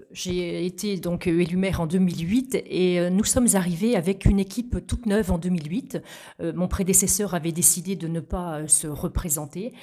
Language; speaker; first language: French; native; French